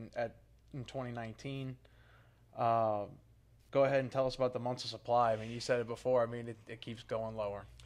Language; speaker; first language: English; native; English